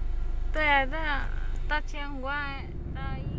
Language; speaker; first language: Chinese; non-native, learner; Indonesian